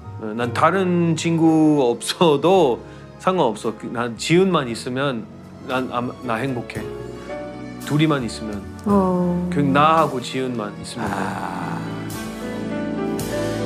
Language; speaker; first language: Korean; non-native, fluent; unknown